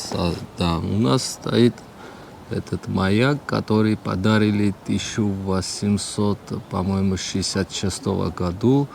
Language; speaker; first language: Russian; non-native, learner; Georgian